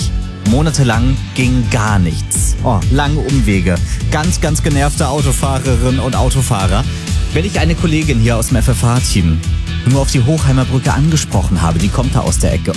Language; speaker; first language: German; native; German